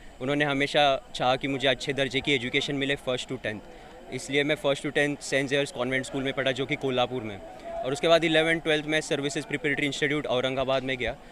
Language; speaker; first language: Hindi; native; Hindi